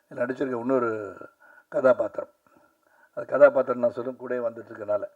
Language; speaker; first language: Tamil; native; Tamil